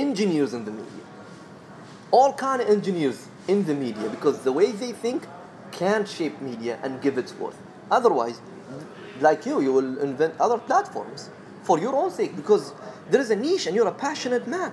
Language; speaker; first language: English; non-native, fluent; Arabic